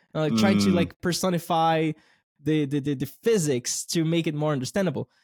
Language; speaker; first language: English; non-native, fluent; Portuguese